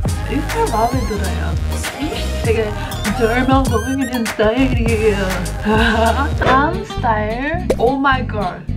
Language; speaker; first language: Korean; non-native, fluent; English